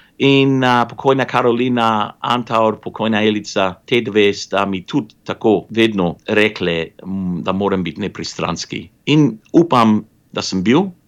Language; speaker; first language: Slovenian; early bilingual, heritage; Slovenian